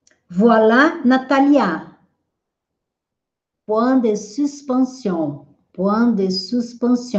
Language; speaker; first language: French; non-native, fluent; Portuguese